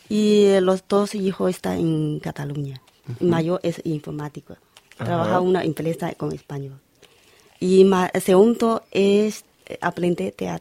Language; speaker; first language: Spanish; non-native, learner; Chinese